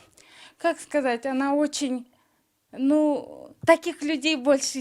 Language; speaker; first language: Russian; non-native, local second language; Kyrgyz